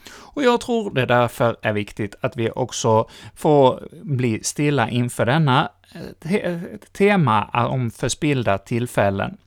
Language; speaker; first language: Swedish; native; Swedish